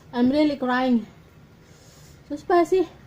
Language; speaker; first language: English; non-native, learner; Indonesian